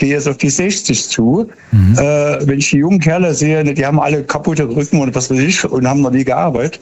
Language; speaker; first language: German; native; German